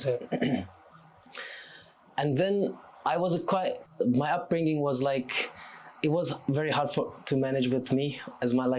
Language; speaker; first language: English; non-native, fluent; Turkish